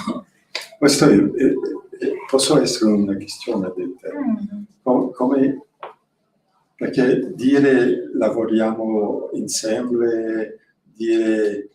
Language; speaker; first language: Italian; non-native, learner; French